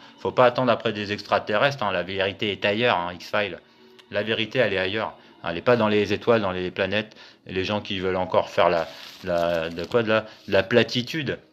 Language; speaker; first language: French; native; French